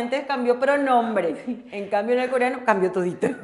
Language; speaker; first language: Spanish; non-native, local second language; Korean